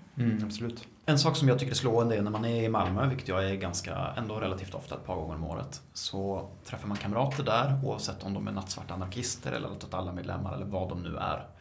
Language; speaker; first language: Swedish; native; Swedish